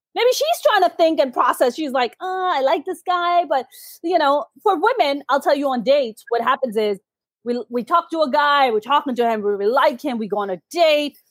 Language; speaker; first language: English; early bilingual, other home language; Urdu